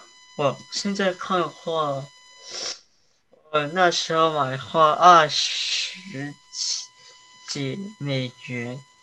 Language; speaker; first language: Chinese; early bilingual, heritage; Chinese